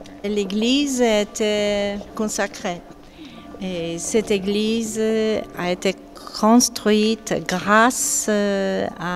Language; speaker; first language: French; non-native, fluent; Polish